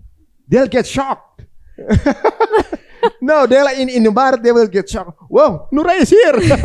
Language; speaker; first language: English; non-native, fluent; Indonesian